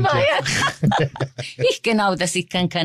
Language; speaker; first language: German; non-native, fluent; Spanish